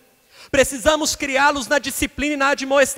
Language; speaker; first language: Portuguese; native; Portuguese